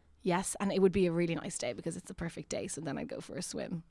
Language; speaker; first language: English; non-native, fluent; Italian